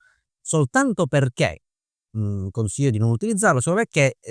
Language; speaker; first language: Italian; native; Italian